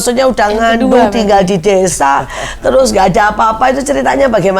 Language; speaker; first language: Indonesian; native; Indonesian